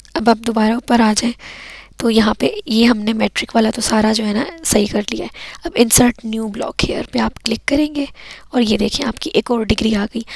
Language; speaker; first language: Urdu; native; Urdu